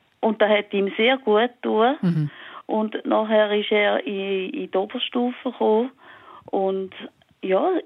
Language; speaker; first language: German; native; German